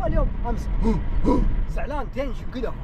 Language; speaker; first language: Arabic; native; Arabic